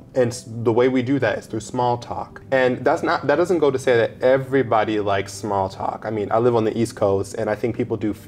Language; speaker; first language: English; native; English